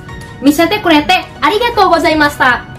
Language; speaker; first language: Japanese; non-native, learner; Indonesian